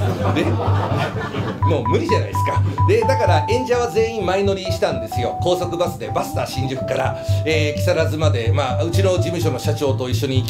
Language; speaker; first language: Japanese; native; Japanese